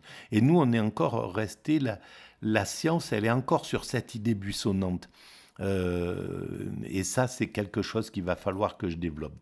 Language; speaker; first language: French; native; French